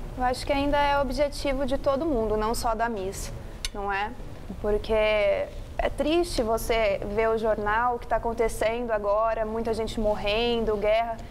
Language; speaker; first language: Portuguese; native; Portuguese